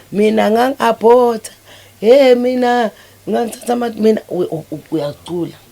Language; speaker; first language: Zulu; native; Zulu